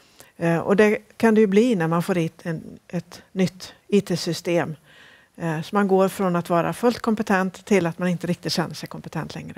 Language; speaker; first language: Swedish; native; Swedish